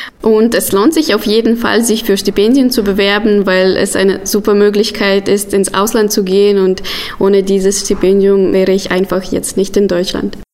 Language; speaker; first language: German; non-native, fluent; Russian